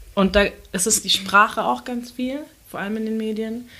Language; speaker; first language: German; early bilingual, other home language; Turkish